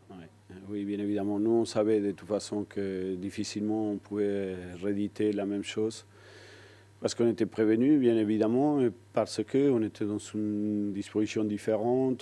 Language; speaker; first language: French; non-native, fluent; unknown